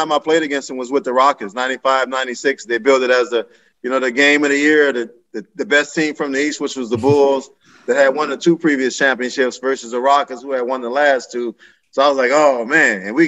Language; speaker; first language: English; native; English